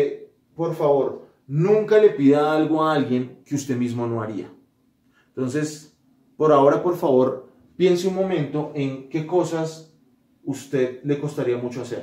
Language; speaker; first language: Spanish; native; Spanish